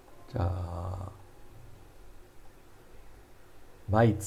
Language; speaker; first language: Japanese; non-native, fluent; English